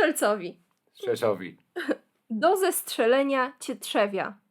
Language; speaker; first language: Polish; native; Polish